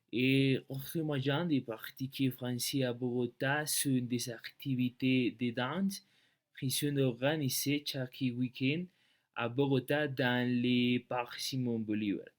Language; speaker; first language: French; non-native, learner; Spanish